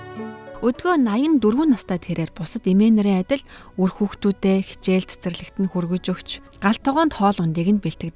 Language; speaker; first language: Mongolian; native; Mongolian